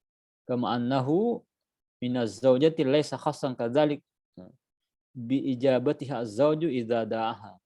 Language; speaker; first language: Arabic; non-native, fluent; Indonesian